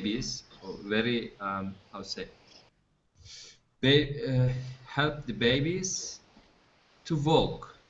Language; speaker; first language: English; non-native, fluent; Turkish